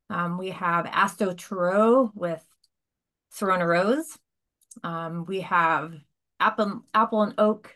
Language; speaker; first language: English; native; English